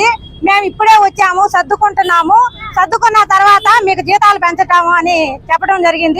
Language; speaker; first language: Telugu; native; Telugu